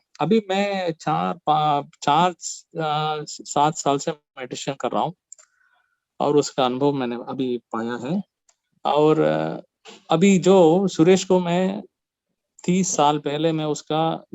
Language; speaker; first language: Hindi; non-native, local second language; Kannada